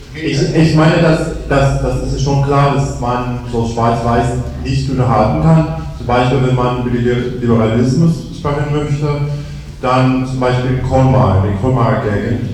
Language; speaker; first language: German; non-native, fluent; English